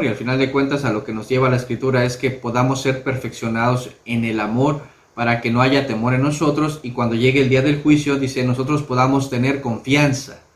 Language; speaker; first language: Spanish; native; Spanish